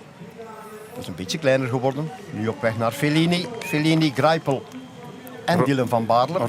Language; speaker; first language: Dutch; native; Dutch